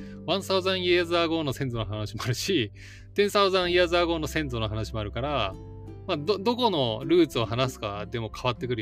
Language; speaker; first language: Japanese; native; Japanese